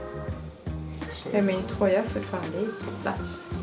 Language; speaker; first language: Swedish; non-native, fluent; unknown